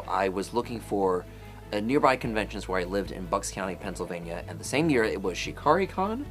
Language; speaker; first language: English; native; English